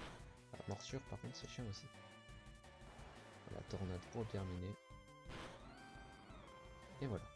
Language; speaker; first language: French; native; French